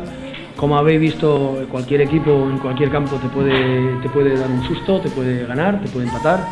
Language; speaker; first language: Spanish; native; Spanish